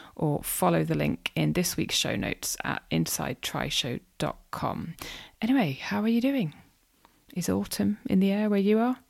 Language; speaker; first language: English; native; English